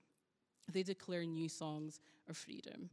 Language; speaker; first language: English; native; English